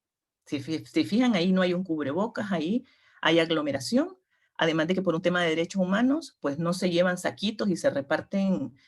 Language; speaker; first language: Spanish; native; Spanish